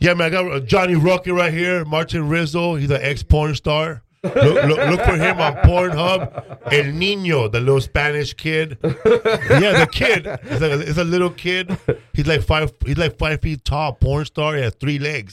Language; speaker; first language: English; early bilingual, other home language; Spanish